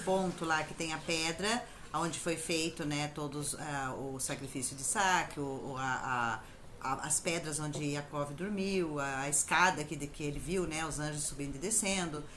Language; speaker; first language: Portuguese; native; Portuguese